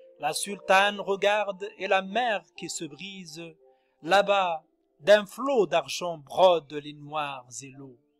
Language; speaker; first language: French; non-native, local second language; Arabic